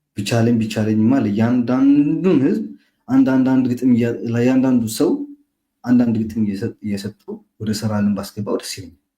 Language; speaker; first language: Amharic; non-native, local second language; Tigrinya